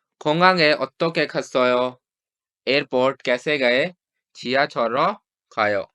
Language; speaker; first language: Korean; non-native, fluent; Urdu